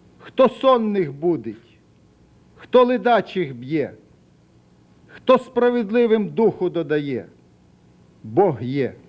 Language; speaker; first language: Ukrainian; native; Ukrainian